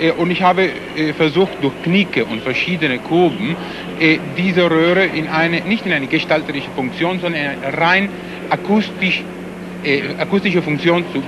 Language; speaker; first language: German; non-native, fluent; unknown